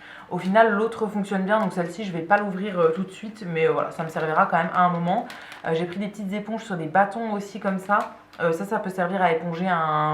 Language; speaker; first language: French; native; French